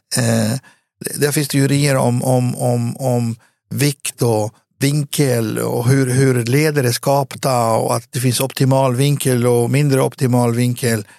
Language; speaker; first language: Swedish; early bilingual, other home language; Arabic